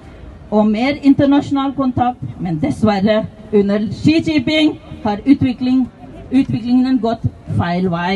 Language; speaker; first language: Norwegian; non-native, fluent; Tibetan